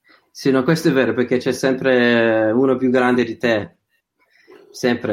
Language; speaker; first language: Italian; non-native, fluent; English